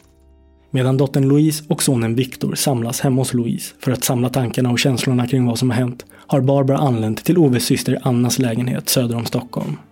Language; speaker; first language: Swedish; native; Swedish